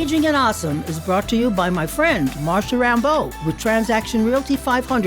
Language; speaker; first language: English; native; English